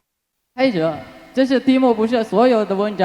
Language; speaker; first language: Chinese; non-native, fluent; Indonesian